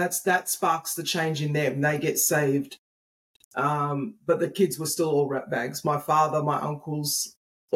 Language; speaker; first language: English; native; English